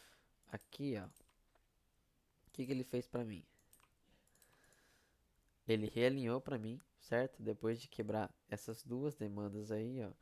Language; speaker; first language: Portuguese; native; Portuguese